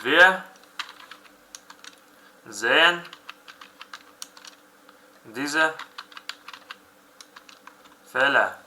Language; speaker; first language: German; non-native, fluent; Uzbek